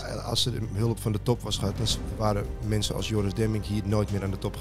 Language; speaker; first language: Dutch; native; Dutch